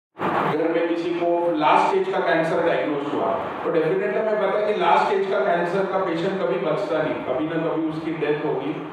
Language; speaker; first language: Hindi; non-native, local second language; Marathi